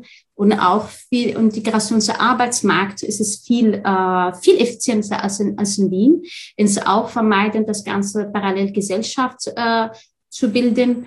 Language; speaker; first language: German; non-native, fluent; Arabic